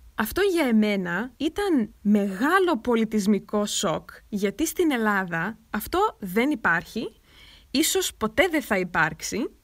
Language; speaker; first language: Greek; native; Greek